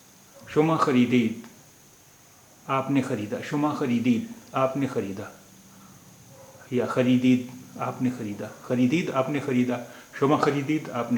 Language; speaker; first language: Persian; non-native, fluent; Urdu